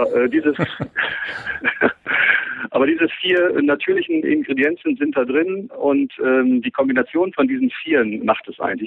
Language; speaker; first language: German; native; German